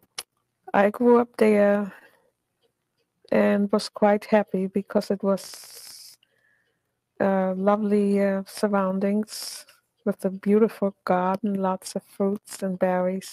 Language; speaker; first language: English; non-native, fluent; German